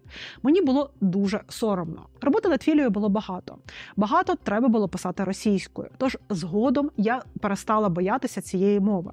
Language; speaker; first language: Ukrainian; non-native, local second language; Russian